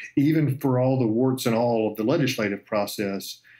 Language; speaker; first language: English; native; English